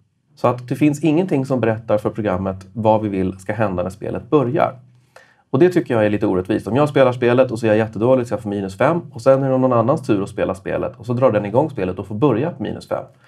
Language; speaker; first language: Swedish; native; Swedish